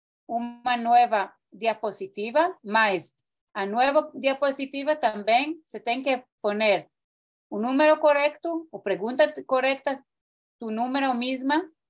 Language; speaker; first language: Spanish; non-native, fluent; Portuguese